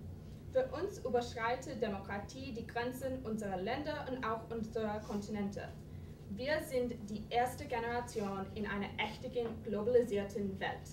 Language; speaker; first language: German; non-native, fluent; English